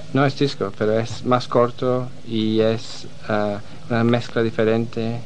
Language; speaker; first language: Spanish; non-native, fluent; English